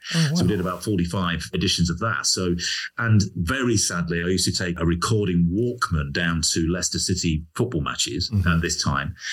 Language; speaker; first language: English; native; English